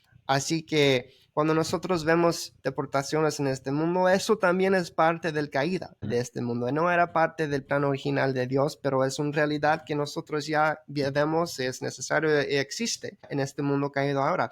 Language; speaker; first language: Spanish; early bilingual, heritage; Spanish